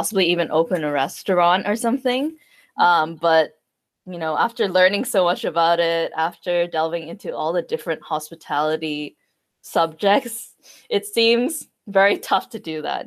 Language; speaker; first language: English; non-native, local second language; Cantonese